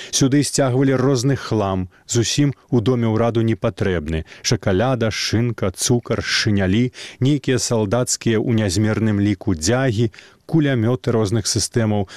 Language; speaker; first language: Belarusian; native; Belarusian